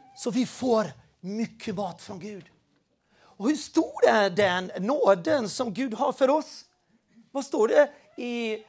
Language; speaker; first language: Swedish; non-native, fluent; Spanish